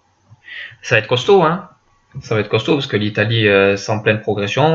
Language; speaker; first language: French; native; French